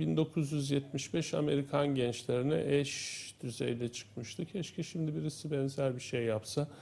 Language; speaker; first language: Turkish; native; Turkish